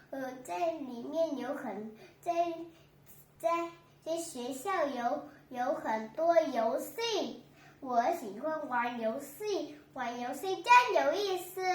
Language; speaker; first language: Chinese; non-native, learner; Vietnamese